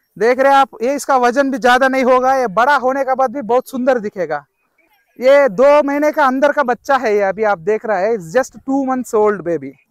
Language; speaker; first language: Hindi; non-native, local second language; Telugu